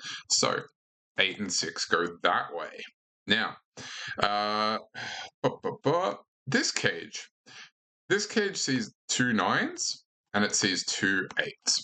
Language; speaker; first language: English; native; English